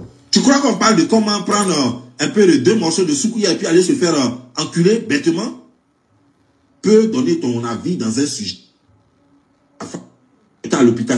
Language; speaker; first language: French; non-native, local second language; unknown